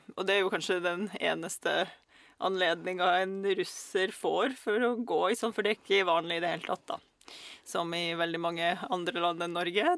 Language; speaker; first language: Norwegian; early bilingual, other home language; Russian